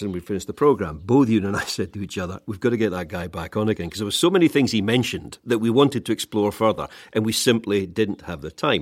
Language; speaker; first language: English; native; English